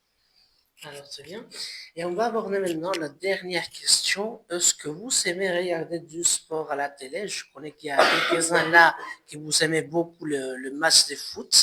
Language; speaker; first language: French; non-native, fluent; Spanish